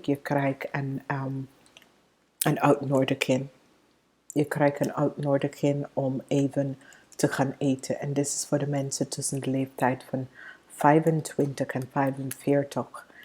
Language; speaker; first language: Dutch; non-native, fluent; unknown